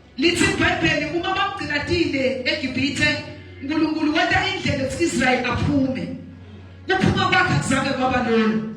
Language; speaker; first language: Zulu; non-native, local second language; Swati